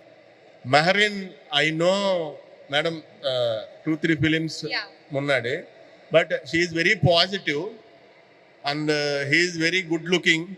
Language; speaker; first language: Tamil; non-native, learner; Telugu